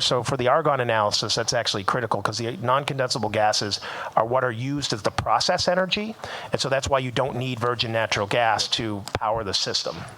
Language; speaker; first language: English; native; English